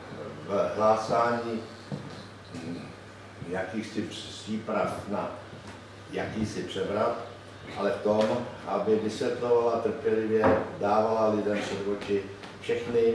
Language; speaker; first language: Czech; native; Czech